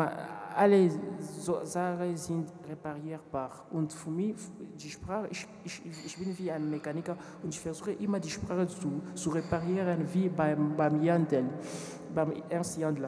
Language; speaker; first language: German; non-native, learner; French